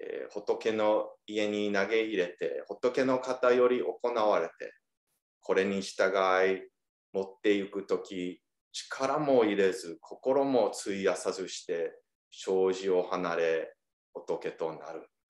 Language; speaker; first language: Japanese; early bilingual, heritage; Japanese